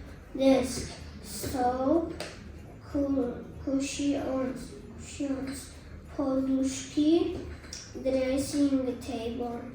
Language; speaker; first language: English; non-native, learner; Tajik